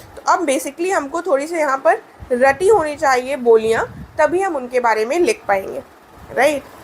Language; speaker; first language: Hindi; native; Hindi